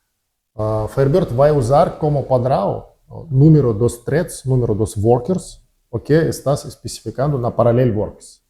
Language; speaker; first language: Portuguese; non-native, learner; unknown